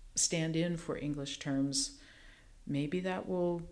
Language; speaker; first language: English; native; English